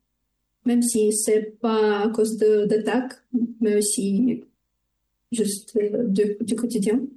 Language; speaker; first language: French; non-native, fluent; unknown